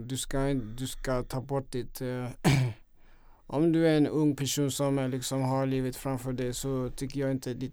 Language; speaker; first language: Swedish; non-native, fluent; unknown